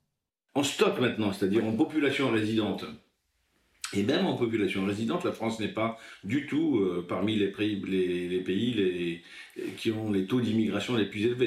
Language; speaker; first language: French; native; French